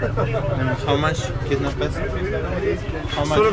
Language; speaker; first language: English; non-native, learner; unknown